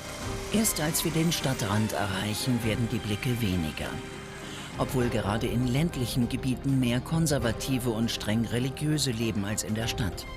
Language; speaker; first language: German; native; German